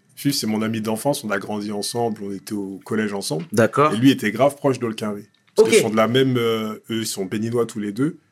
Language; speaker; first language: French; native; French